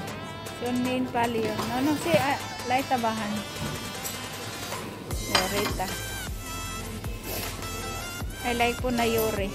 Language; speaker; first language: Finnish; non-native, learner; Filipino